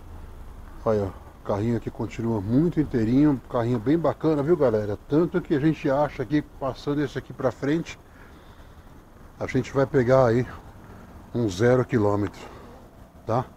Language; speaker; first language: Portuguese; native; Portuguese